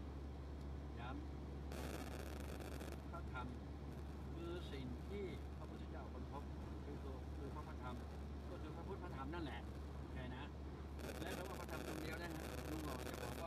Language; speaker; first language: Thai; native; Thai